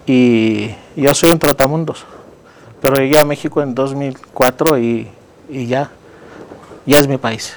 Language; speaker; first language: Spanish; non-native, fluent; Greek